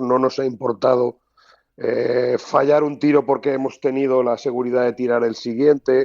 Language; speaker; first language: Spanish; native; Spanish